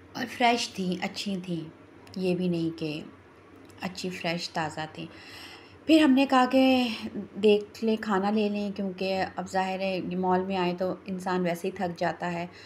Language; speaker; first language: Urdu; non-native, local second language; Pahari-Potwari